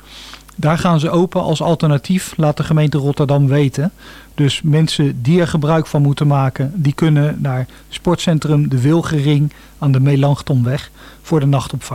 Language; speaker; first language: Dutch; native; Dutch